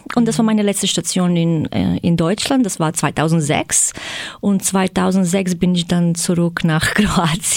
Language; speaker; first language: German; non-native, fluent; Croatian